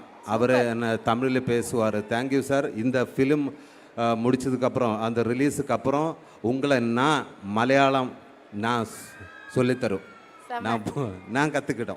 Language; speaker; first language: Tamil; non-native, learner; Malayalam